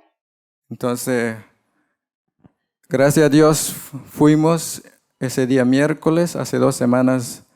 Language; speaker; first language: Spanish; non-native, fluent; English